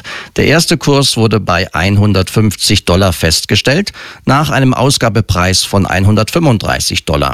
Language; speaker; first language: German; native; German